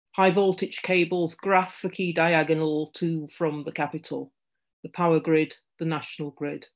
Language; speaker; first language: English; native; English